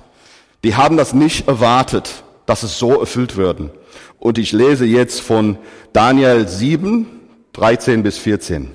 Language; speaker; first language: German; non-native, fluent; English